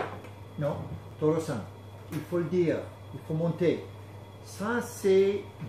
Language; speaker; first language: French; non-native, fluent; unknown